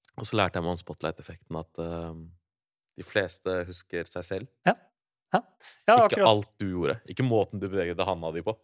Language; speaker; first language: Norwegian; early bilingual, other home language; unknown